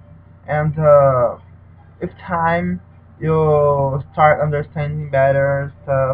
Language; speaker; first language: English; non-native, learner; Portuguese